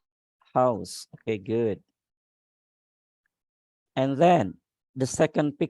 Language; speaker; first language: English; non-native, learner; Indonesian